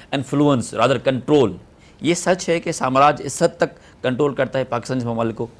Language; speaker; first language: Urdu; non-native, local second language; Sindhi